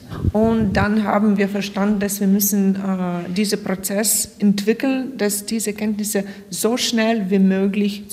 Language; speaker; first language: German; non-native, fluent; Ukrainian